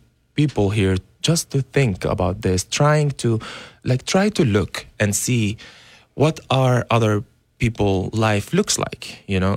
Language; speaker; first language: English; non-native, fluent; Arabic